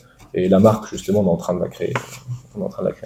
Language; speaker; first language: French; native; French